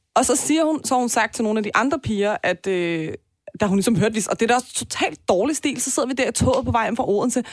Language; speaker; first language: Danish; early bilingual, other home language; Persian